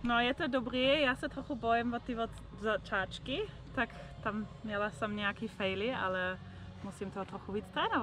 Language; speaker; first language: Czech; non-native, learner; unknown